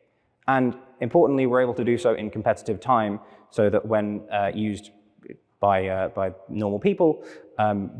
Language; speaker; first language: English; native; English